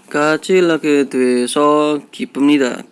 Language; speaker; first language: Korean; non-native, learner; Indonesian